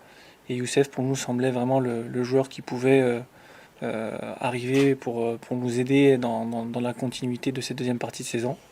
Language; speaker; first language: French; native; French